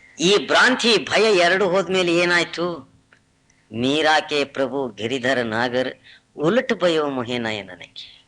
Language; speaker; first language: Kannada; non-native, local second language; Telugu